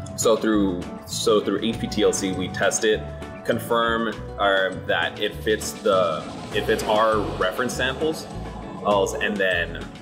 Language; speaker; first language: English; native; English